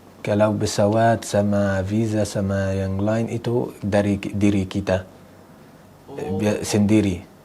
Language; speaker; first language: Indonesian; non-native, fluent; Arabic